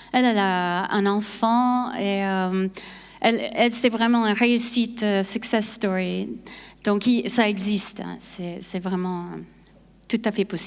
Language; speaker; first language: French; non-native, fluent; English